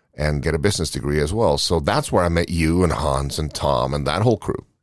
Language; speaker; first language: English; non-native, fluent; Norwegian